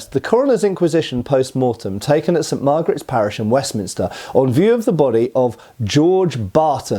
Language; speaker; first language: English; native; English